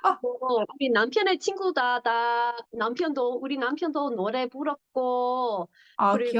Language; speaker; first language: Korean; non-native, learner; English